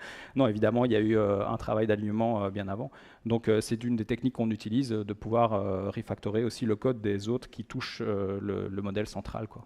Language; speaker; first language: French; native; French